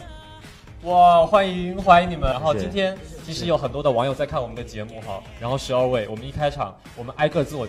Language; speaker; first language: Chinese; native; Chinese